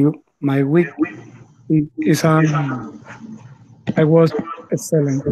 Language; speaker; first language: English; non-native, learner; Spanish